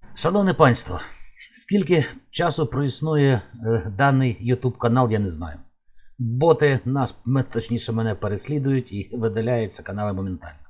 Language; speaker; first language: Ukrainian; native; Ukrainian